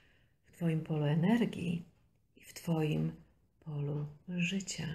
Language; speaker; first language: Polish; native; Polish